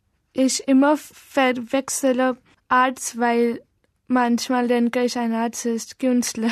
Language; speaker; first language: German; non-native, learner; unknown